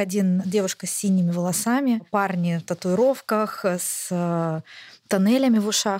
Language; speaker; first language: Russian; native; Russian